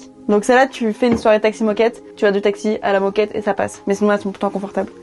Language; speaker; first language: French; native; French